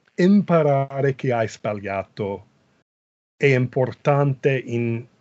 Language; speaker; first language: Italian; non-native, fluent; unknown